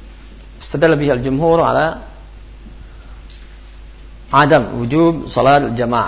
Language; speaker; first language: Arabic; non-native, fluent; Indonesian